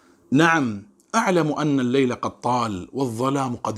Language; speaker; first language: Arabic; native; Arabic